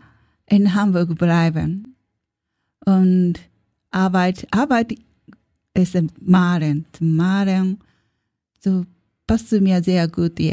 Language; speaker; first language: German; non-native, learner; Japanese